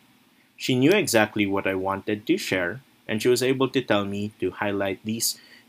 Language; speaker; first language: English; non-native, local second language; Filipino